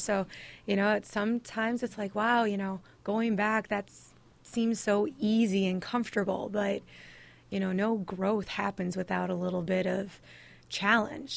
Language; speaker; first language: English; native; English